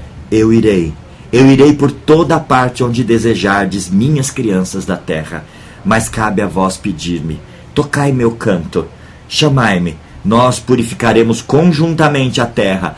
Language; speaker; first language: Portuguese; native; Portuguese